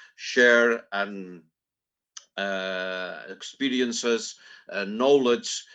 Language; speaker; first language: English; non-native, learner; Catalan